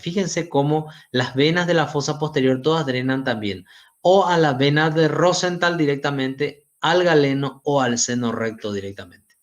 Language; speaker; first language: Spanish; native; Spanish